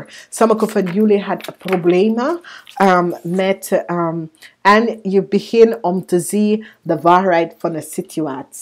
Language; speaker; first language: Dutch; non-native, learner; English